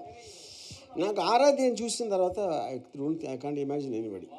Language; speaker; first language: Telugu; native; Telugu